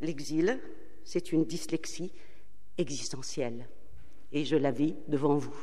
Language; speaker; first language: French; non-native, local second language; Arabic